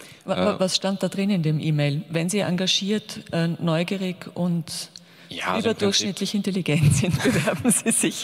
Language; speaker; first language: German; native; German